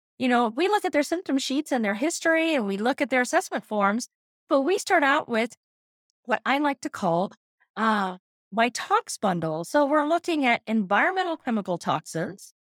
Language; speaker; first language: English; native; English